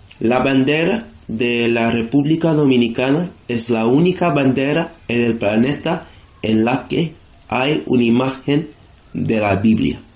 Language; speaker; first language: Spanish; non-native, fluent; English